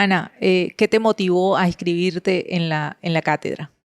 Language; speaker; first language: Spanish; native; Spanish